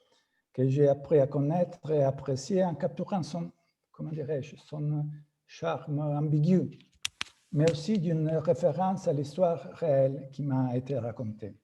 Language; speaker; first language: French; non-native, fluent; Italian